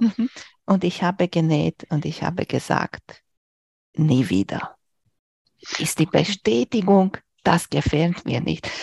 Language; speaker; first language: German; non-native, fluent; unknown